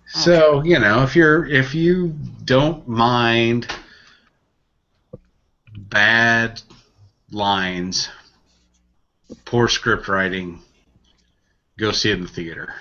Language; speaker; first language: English; native; English